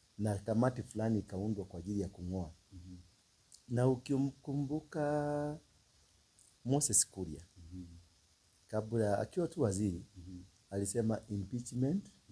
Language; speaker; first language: Swahili; non-native, local second language; Kikuyu